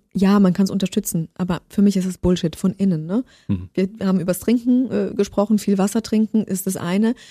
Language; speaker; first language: German; early bilingual, other home language; Polish